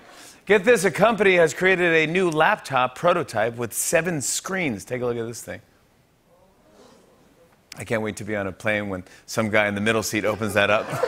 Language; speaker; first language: English; native; English